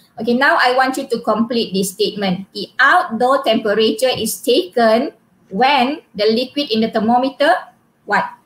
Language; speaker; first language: English; non-native, local second language; Malay